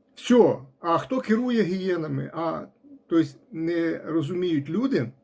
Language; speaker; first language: Ukrainian; non-native, local second language; Russian